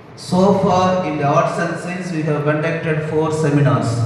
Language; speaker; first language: English; non-native, local second language; Tamil